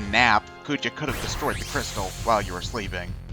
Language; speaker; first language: English; native; English